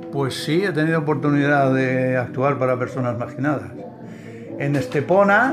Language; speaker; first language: Spanish; native; Spanish